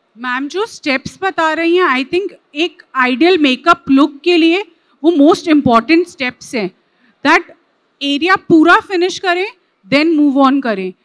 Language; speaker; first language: Hindi; native; Hindi